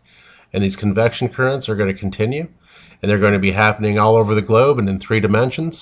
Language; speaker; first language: English; native; English